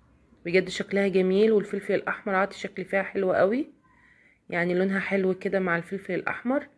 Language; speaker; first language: Arabic; native; Arabic